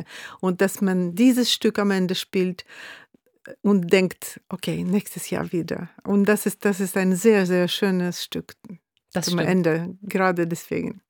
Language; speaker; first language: German; non-native, fluent; Russian